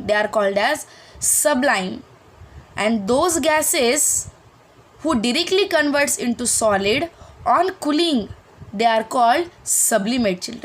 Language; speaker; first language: English; non-native, local second language; Hindi